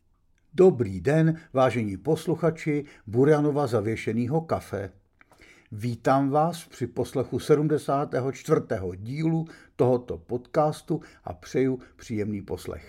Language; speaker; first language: Czech; native; Czech